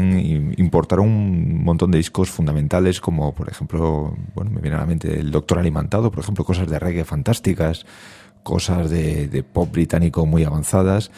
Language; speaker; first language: Spanish; native; Spanish